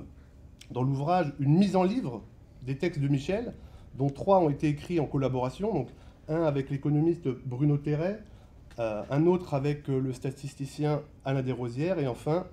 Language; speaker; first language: French; native; French